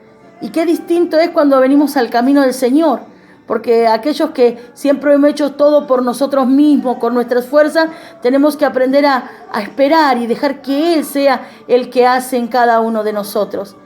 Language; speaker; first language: Spanish; native; Spanish